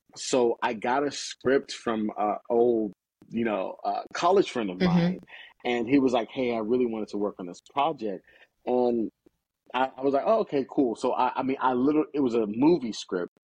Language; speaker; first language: English; native; English